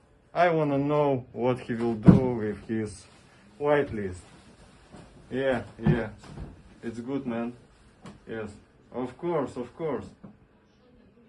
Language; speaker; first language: English; non-native, learner; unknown